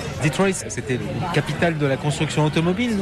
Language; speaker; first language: French; native; French